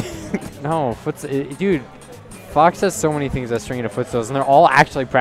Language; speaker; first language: English; native; English